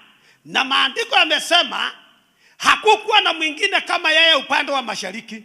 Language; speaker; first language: Swahili; non-native, local second language; Kikuyu